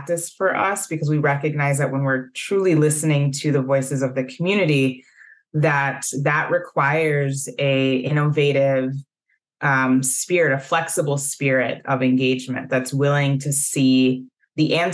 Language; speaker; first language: English; native; English